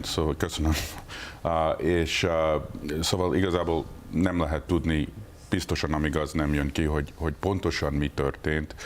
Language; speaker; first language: Hungarian; early bilingual, heritage; English